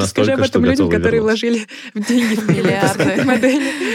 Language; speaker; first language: Russian; native; Russian